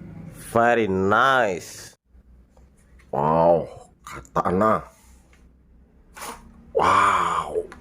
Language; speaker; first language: English; non-native, learner; Indonesian